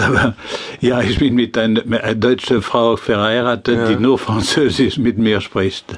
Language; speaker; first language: German; non-native, learner; French